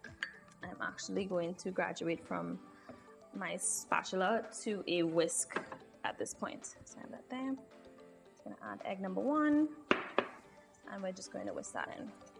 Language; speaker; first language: English; native; English